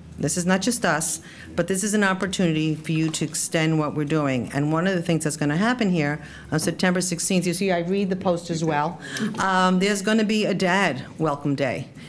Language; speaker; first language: English; early bilingual, other home language; Spanish